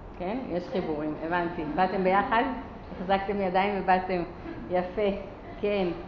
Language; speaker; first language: Hebrew; early bilingual, other home language; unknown